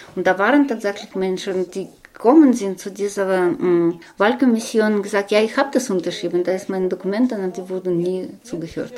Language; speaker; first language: German; non-native, fluent; Russian